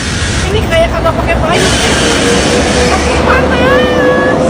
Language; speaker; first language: Indonesian; native; Indonesian